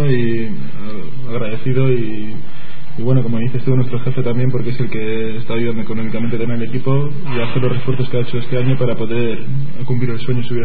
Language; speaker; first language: Spanish; native; Spanish